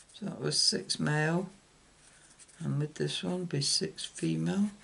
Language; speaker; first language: English; native; English